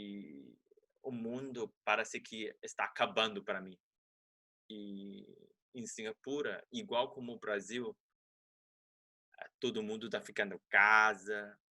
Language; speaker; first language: Portuguese; non-native, fluent; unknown